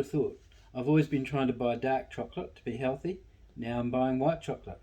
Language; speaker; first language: English; native; English